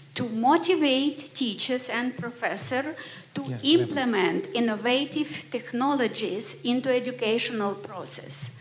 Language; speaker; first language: English; non-native, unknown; Ukrainian